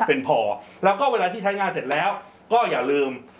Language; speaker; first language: Thai; native; Thai